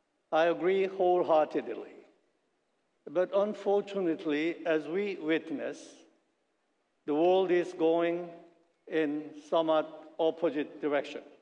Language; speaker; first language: English; non-native, fluent; Korean